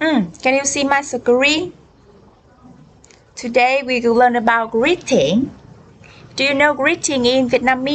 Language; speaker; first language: English; non-native, learner; Vietnamese